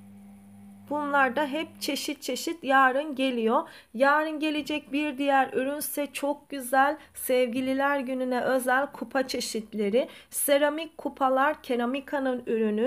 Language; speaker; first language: Turkish; native; Turkish